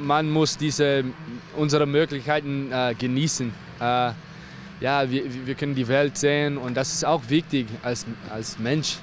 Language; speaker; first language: German; non-native, learner; English